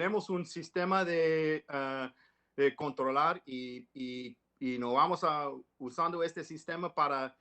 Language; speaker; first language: Spanish; non-native, learner; English